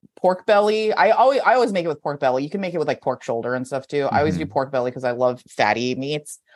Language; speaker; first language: English; native; English